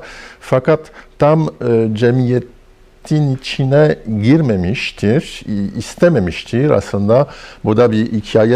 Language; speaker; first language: Turkish; non-native, fluent; French